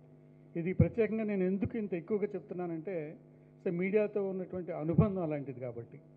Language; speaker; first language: Telugu; native; Telugu